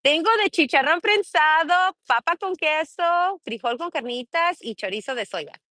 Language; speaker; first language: Spanish; early bilingual, heritage; Spanish